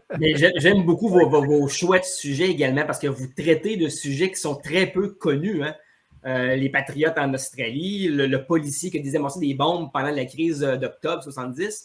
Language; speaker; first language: French; native; French